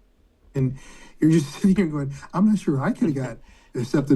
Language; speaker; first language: English; native; English